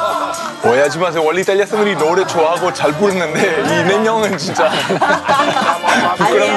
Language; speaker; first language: Korean; non-native, fluent; Italian